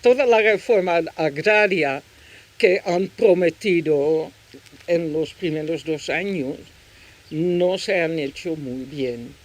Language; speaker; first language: Spanish; non-native, fluent; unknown